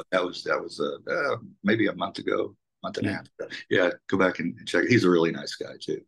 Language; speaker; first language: English; native; English